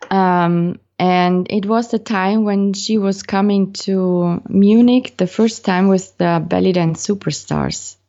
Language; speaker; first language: English; non-native, fluent; German